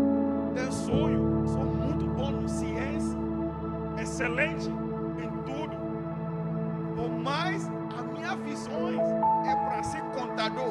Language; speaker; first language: Portuguese; non-native, learner; Yoruba